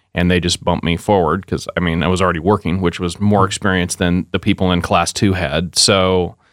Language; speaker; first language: English; native; English